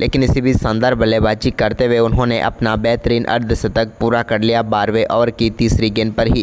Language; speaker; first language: Hindi; native; Hindi